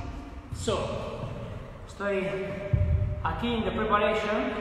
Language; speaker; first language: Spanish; non-native, fluent; Italian